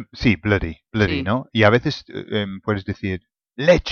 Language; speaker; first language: Spanish; non-native, fluent; English